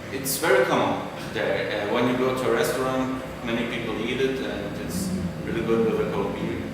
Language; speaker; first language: English; non-native, fluent; German